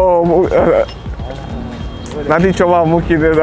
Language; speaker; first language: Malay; non-native, fluent; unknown